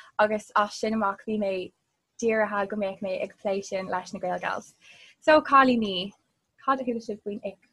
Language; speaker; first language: Irish; non-native, local second language; English